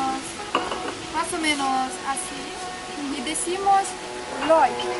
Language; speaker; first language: Spanish; non-native, learner; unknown